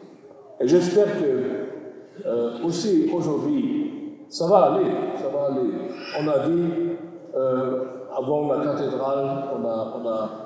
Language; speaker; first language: French; non-native, learner; German